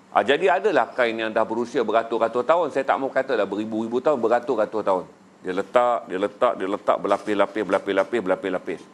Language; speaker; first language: Malay; native; Malay